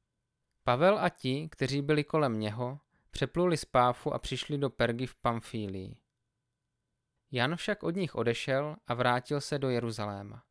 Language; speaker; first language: Czech; native; Czech